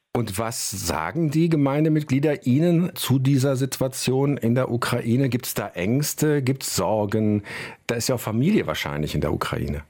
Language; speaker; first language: German; native; German